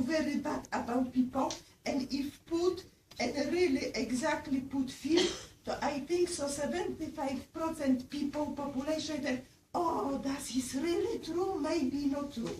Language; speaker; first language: English; non-native, learner; Polish